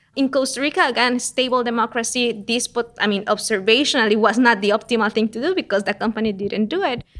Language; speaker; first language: English; non-native, fluent; Spanish